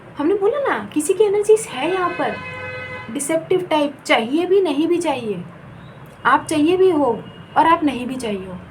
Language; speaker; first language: Hindi; non-native, local second language; Bangla